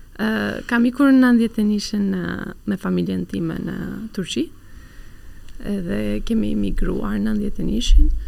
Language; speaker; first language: Albanian; early bilingual, heritage; Albanian